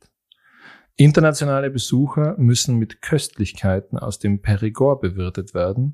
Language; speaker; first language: German; native; German